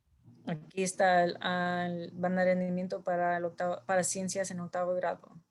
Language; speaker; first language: Spanish; early bilingual, heritage; Spanish